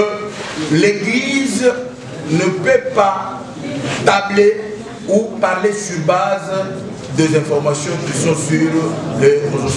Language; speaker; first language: French; non-native, local second language; Lingala